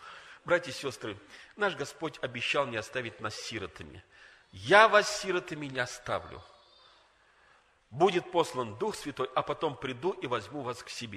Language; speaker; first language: Russian; native; Russian